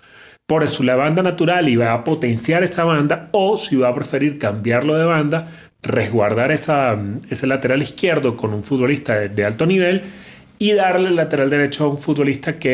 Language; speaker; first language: Spanish; native; Spanish